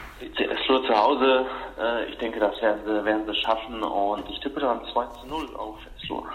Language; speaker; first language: German; native; German